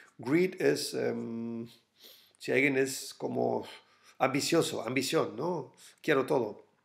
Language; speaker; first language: Spanish; non-native, fluent; German